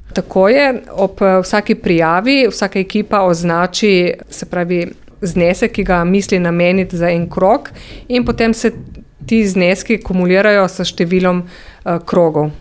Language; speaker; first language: Slovenian; native; Slovenian